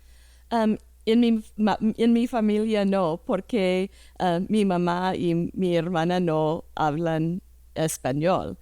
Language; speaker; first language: Spanish; early bilingual, heritage; English